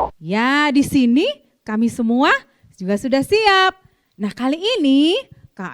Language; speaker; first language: Indonesian; native; Indonesian